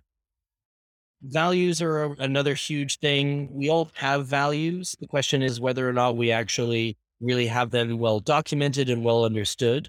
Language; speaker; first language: English; native; English